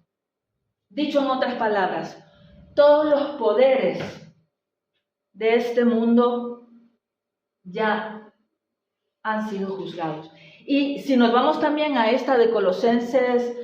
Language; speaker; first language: Spanish; native; Spanish